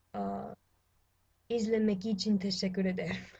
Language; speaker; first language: Turkish; non-native, fluent; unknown